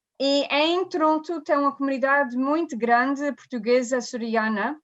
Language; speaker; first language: Portuguese; early bilingual, heritage; Portuguese